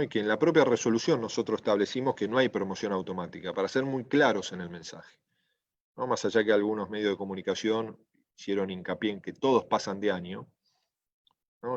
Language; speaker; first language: Spanish; native; Spanish